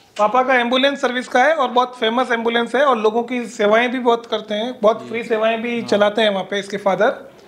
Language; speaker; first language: Hindi; non-native, local second language; Gujarati